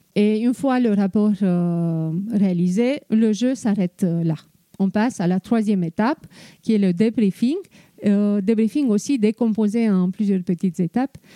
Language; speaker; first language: French; non-native, fluent; Romanian